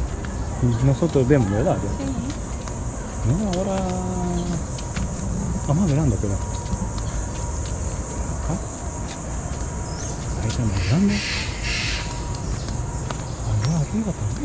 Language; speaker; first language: Spanish; non-native, learner; Japanese